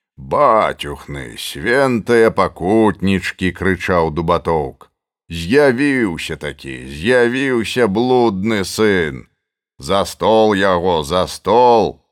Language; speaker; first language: Belarusian; native; Belarusian